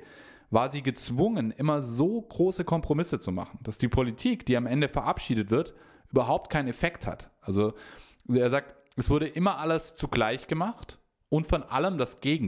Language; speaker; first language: German; native; German